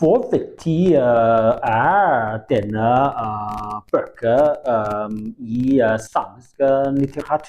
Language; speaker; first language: Norwegian; non-native, learner; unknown